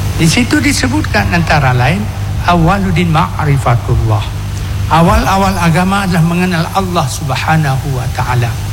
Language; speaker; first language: Indonesian; non-native, local second language; Achinese